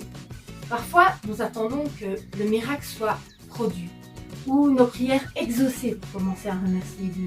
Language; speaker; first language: French; native; French